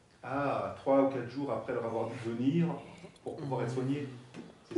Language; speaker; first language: French; native; French